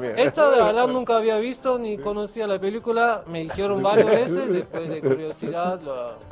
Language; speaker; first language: Spanish; non-native, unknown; Kurdish